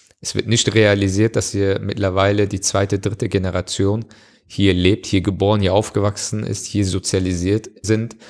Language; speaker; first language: German; early bilingual, other home language; Turkish